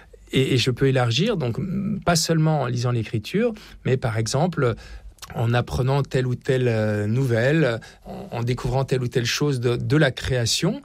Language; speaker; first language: French; native; French